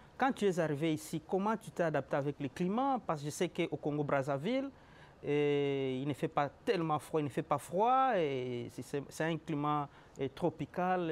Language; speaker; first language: French; non-native, local second language; Lingala